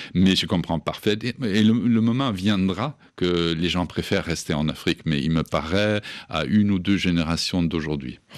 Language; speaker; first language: French; non-native, fluent; English